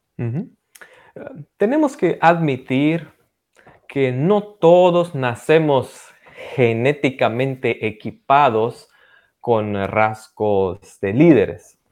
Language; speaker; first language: Spanish; non-native, fluent; Romanian